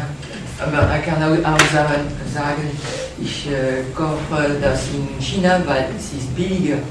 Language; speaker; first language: German; non-native, learner; French